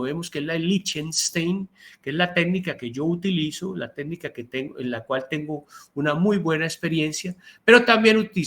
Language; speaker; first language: Spanish; native; Spanish